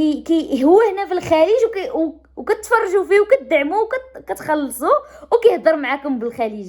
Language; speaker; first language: Arabic; native; Arabic